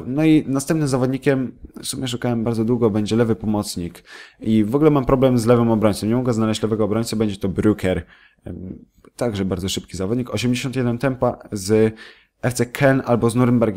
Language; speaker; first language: Polish; native; Polish